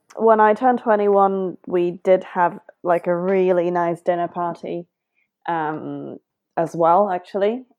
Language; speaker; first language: English; non-native, local second language; Cantonese